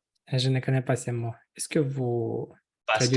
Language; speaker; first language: French; non-native, learner; Russian